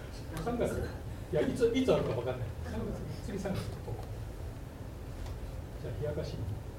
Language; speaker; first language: Japanese; native; Japanese